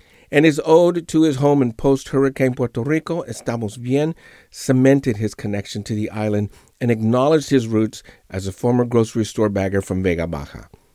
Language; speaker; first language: English; native; English